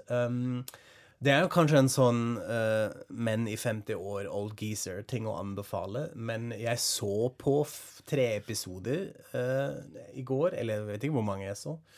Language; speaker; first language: Norwegian; non-native, fluent; German